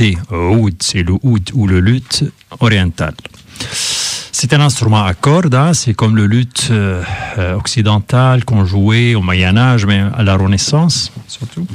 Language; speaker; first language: French; non-native, fluent; Arabic